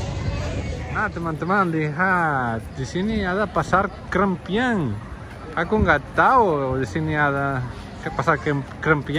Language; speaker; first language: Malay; non-native, fluent; Catalan